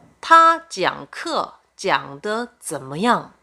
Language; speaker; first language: Chinese; non-native, fluent; Korean